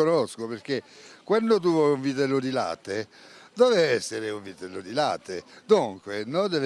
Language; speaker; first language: Italian; non-native, fluent; French